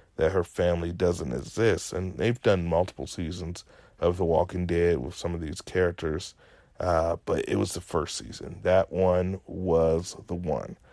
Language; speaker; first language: English; native; English